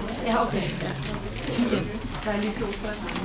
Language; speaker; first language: Danish; non-native, fluent; Chinese